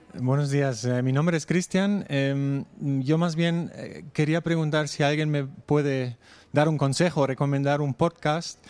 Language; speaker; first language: Spanish; non-native, fluent; German